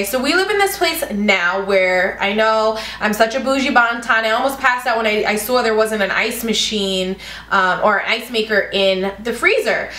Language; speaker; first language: English; native; English